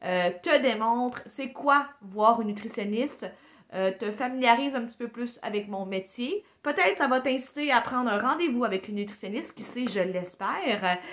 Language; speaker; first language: French; native; French